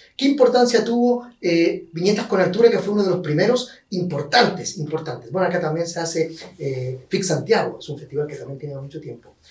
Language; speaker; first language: Spanish; native; Spanish